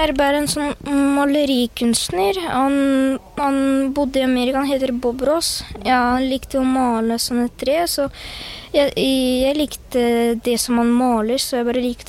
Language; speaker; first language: Norwegian; early bilingual, other home language; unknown